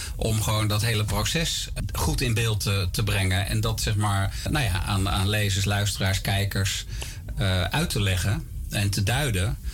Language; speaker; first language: Dutch; native; Dutch